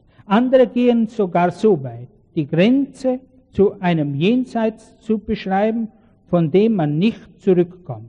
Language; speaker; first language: German; native; German